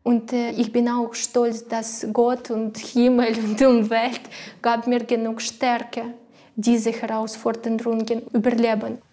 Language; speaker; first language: German; non-native, learner; Ukrainian